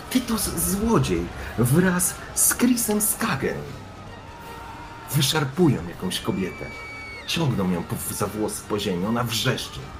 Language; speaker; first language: Polish; native; Polish